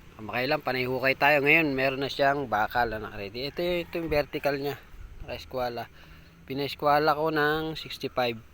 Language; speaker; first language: Filipino; native; Filipino